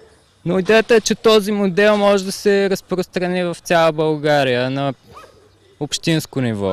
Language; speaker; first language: Bulgarian; native; Bulgarian